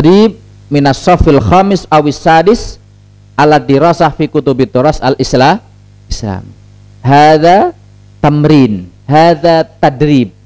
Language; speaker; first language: Arabic; non-native, fluent; Indonesian